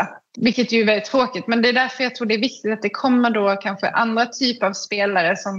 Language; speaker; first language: Swedish; native; Swedish